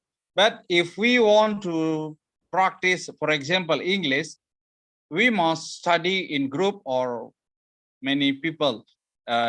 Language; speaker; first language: English; non-native, learner; Indonesian